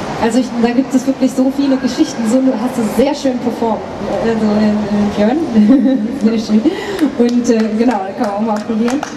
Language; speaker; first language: German; native; German